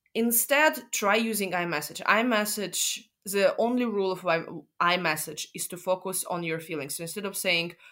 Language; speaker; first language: English; non-native, fluent; Russian